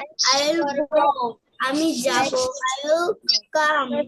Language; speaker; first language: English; non-native, learner; Bangla